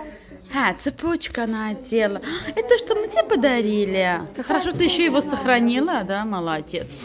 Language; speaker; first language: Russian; non-native, local second language; Azerbaijani